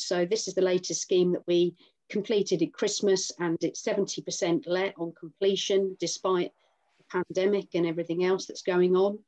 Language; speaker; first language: English; native; English